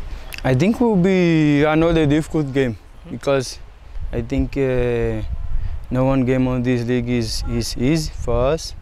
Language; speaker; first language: English; non-native, fluent; Portuguese